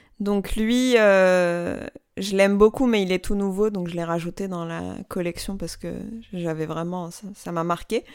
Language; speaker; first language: French; non-native, local second language; Arabic